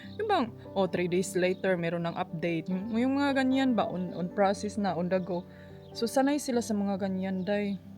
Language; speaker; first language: Filipino; non-native, local second language; Cebuano